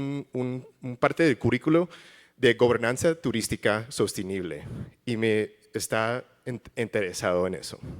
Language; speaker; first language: Spanish; early bilingual, heritage; English